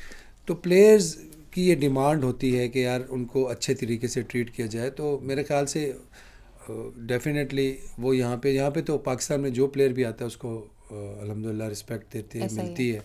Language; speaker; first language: Urdu; native; Urdu